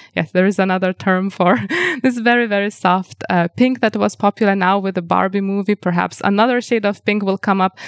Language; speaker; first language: English; non-native, fluent; Lithuanian